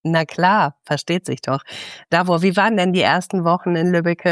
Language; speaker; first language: German; native; German